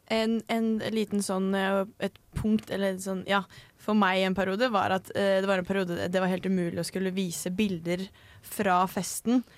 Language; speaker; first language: Norwegian; native; Norwegian